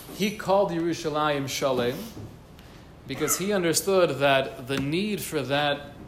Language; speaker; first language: English; native; English